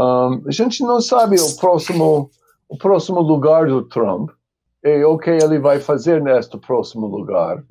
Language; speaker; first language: Portuguese; non-native, fluent; English